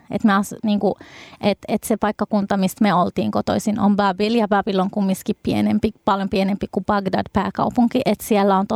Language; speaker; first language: Finnish; early bilingual, other home language; Arabic